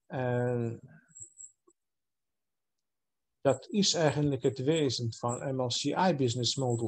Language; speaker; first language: Dutch; non-native, fluent; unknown